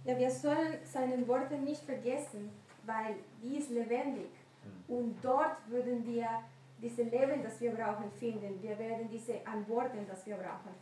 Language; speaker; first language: German; non-native, learner; Spanish